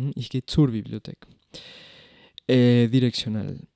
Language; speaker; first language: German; non-native, fluent; Spanish